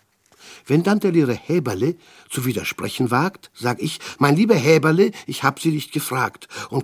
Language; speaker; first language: German; native; German